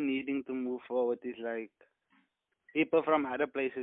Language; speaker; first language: English; non-native, local second language; Afrikaans